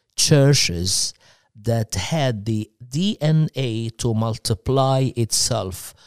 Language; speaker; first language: English; non-native, fluent; Arabic